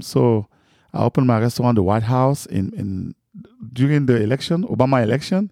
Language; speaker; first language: English; non-native, fluent; French